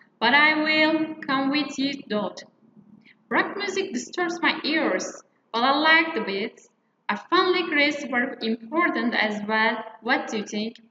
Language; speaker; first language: English; non-native, fluent; Turkish